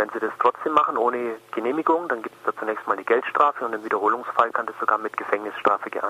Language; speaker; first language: German; native; German